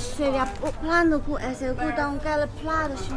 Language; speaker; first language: French; non-native, learner; Chinese